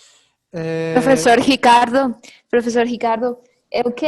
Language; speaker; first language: Portuguese; non-native, fluent; Spanish